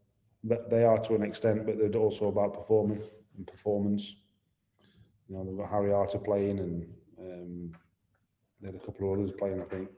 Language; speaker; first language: English; native; English